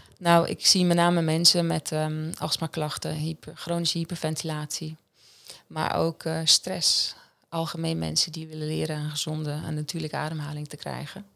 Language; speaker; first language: Dutch; non-native, fluent; Swiss German